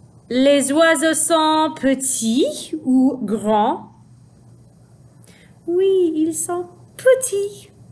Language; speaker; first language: French; non-native, fluent; English